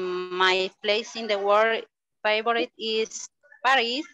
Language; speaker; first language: English; non-native, learner; Spanish